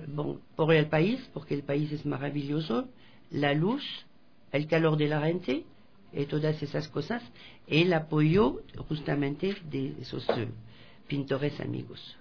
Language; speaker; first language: Spanish; non-native, fluent; French